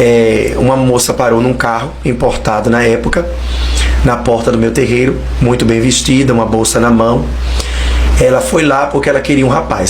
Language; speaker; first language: Portuguese; native; Portuguese